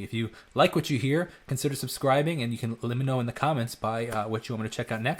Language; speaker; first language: English; native; English